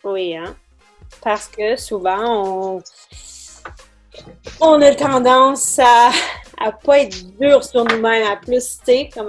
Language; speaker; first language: French; native; French